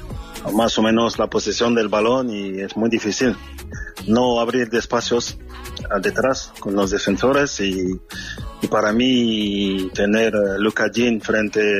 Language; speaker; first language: Spanish; non-native, fluent; French